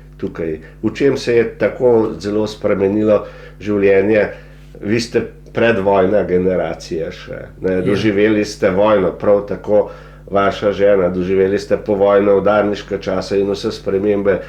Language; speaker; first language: Slovenian; native; Slovenian